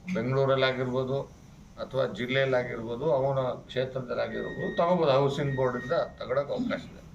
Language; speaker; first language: Kannada; native; Kannada